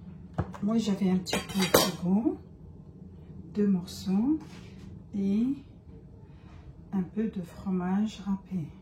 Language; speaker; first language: French; non-native, fluent; Arabic